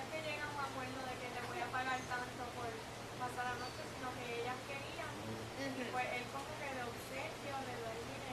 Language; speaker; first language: Spanish; native; Spanish